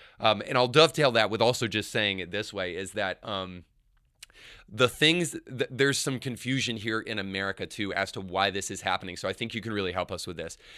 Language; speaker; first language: English; native; English